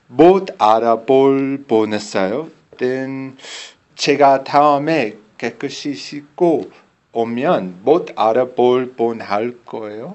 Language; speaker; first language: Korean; non-native, learner; English